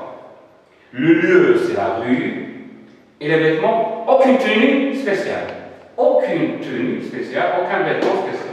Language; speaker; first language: French; non-native, local second language; Arabic